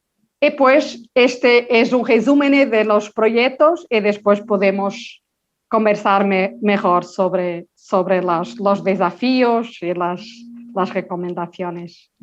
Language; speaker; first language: Spanish; non-native, local second language; Portuguese